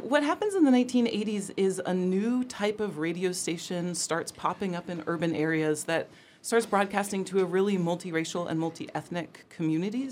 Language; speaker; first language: English; native; English